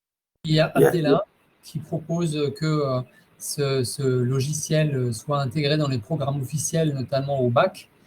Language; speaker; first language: French; native; French